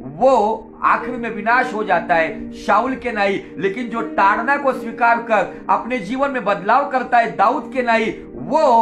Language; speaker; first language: Hindi; non-native, local second language; Marathi